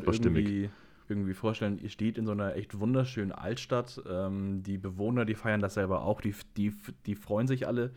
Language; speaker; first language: German; native; German